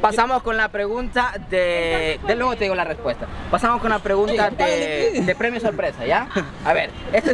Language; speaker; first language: Spanish; native; Spanish